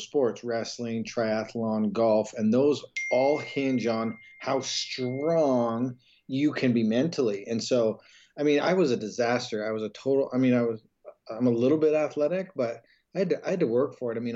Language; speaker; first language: English; native; English